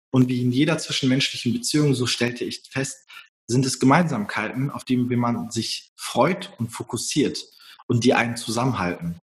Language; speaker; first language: German; early bilingual, other home language; Turkish